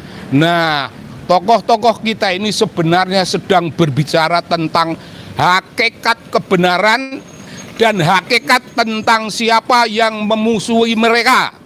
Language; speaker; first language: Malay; non-native, local second language; Javanese